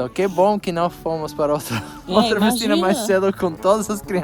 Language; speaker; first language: Portuguese; non-native, fluent; English